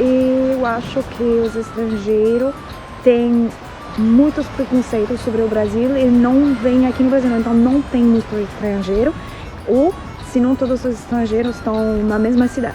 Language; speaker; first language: Portuguese; non-native, fluent; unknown